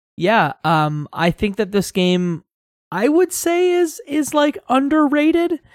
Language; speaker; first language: English; native; English